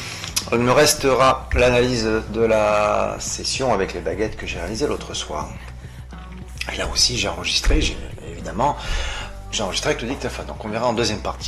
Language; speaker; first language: French; native; French